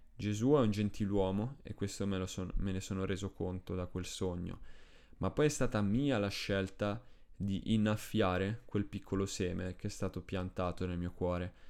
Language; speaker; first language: Italian; early bilingual, other home language; Spanish